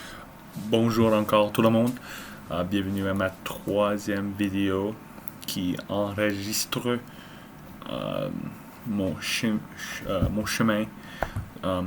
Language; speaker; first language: French; non-native, learner; English